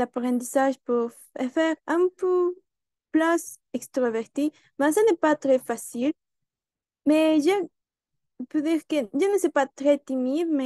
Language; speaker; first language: French; non-native, learner; Spanish